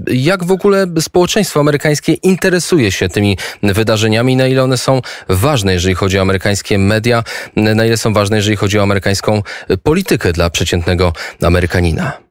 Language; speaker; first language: Polish; native; Polish